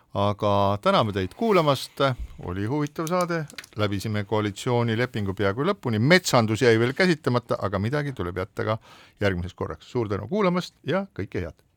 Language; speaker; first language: Estonian; native; Estonian